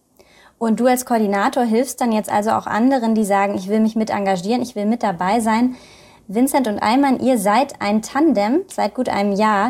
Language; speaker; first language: German; native; German